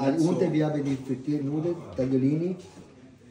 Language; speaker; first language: German; non-native, learner; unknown